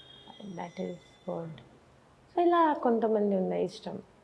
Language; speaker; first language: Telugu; non-native, fluent; Bangla